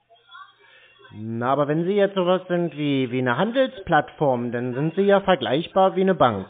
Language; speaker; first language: German; native; German